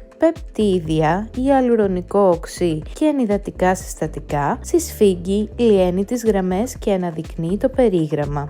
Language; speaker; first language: Greek; native; Greek